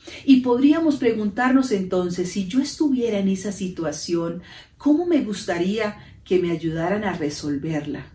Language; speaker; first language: Spanish; native; Spanish